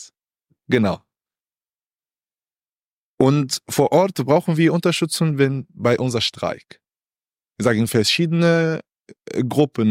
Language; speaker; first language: German; non-native, learner; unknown